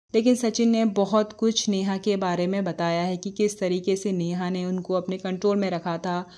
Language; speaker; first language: Hindi; native; Hindi